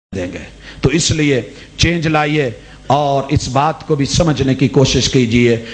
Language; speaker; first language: Urdu; non-native, local second language; Punjabi